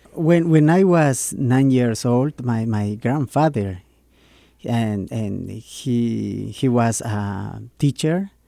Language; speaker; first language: English; non-native, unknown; Spanish